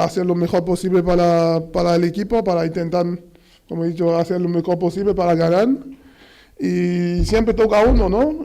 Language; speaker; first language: Spanish; non-native, fluent; French